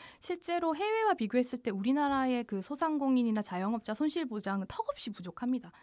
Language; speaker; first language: Korean; native; Korean